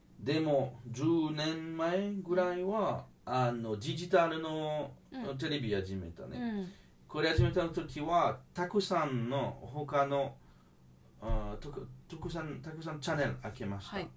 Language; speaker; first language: Japanese; non-native, fluent; French